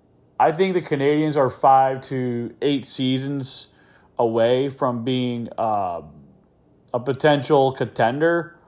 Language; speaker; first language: English; native; English